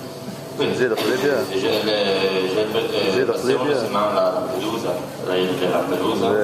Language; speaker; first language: French; non-native, learner; Italian